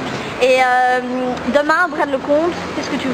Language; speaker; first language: French; native; French